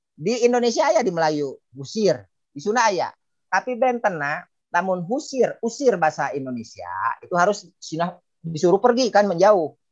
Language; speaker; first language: Indonesian; non-native, local second language; Sundanese